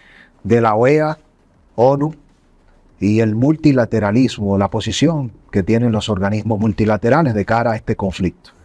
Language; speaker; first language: Spanish; native; Spanish